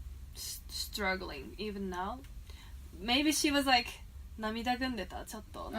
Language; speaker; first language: English; non-native, fluent; Japanese